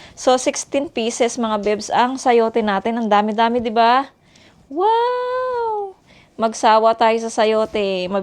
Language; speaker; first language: Filipino; native; Filipino